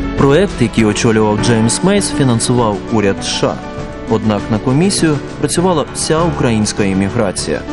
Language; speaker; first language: Ukrainian; native; Ukrainian